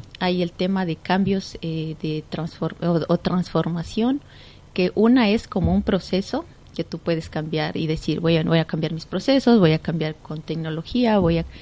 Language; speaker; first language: Spanish; native; Spanish